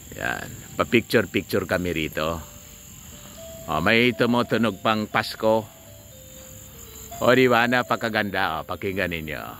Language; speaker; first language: Filipino; non-native, local second language; Bikol